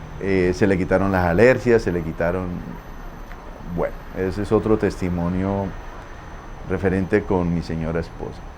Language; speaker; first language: Spanish; native; Spanish